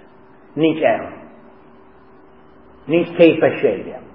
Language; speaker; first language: Hungarian; non-native, fluent; English